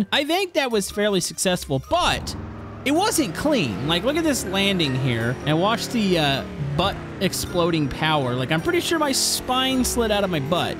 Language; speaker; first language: English; native; English